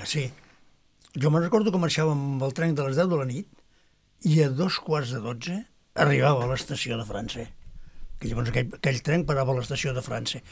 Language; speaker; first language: Catalan; native; Catalan